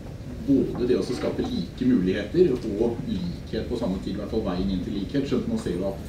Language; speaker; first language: Norwegian; native; Norwegian